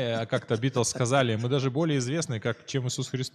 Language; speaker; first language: Russian; native; Russian